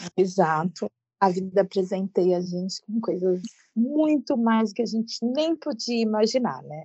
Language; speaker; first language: Portuguese; native; Portuguese